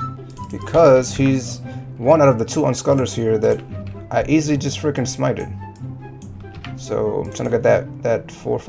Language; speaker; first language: English; native; English